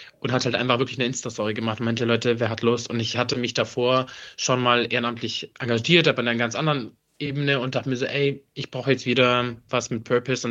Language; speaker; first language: German; early bilingual, other home language; Arabic